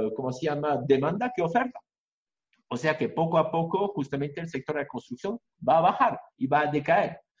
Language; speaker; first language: Spanish; non-native, fluent; French